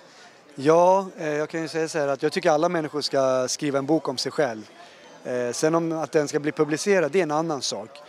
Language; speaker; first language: Swedish; early bilingual, other home language; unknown